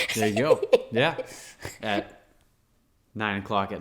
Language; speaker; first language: English; native; English